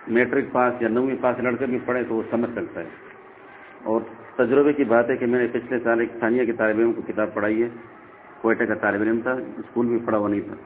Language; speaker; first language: Urdu; non-native, local second language; Northern Hindko